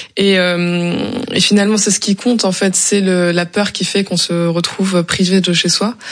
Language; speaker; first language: French; non-native, local second language; Arabic